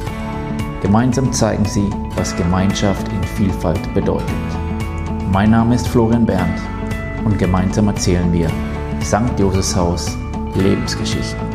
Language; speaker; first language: German; native; German